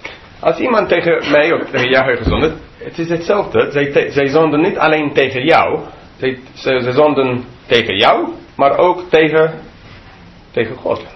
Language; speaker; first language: Dutch; non-native, fluent; English